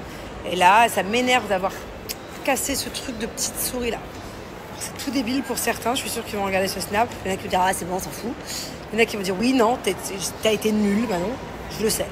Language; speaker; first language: French; native; French